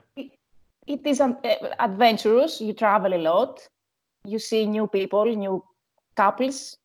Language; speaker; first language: English; non-native, learner; Greek